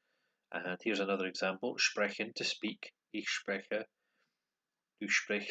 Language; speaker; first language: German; non-native, learner; English